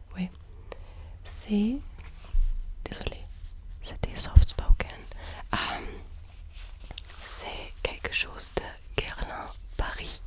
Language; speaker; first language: French; non-native, learner; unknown